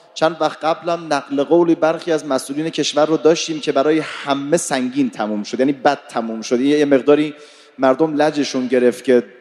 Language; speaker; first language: Persian; native; Persian